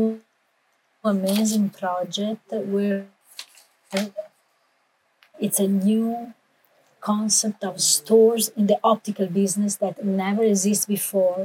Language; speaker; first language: English; non-native, learner; Italian